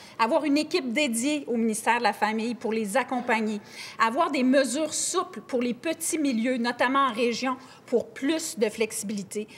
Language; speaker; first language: French; native; French